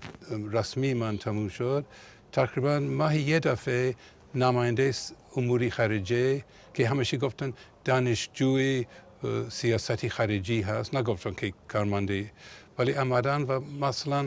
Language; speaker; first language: Persian; non-native, fluent; English